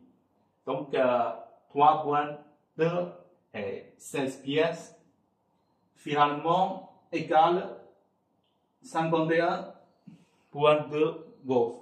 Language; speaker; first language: French; non-native, fluent; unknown